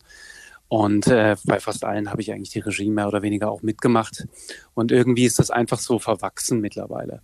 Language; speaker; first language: German; native; German